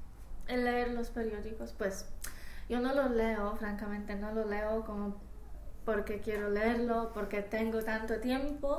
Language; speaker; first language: Spanish; non-native, fluent; Polish